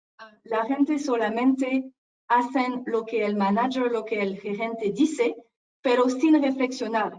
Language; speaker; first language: Spanish; non-native, fluent; French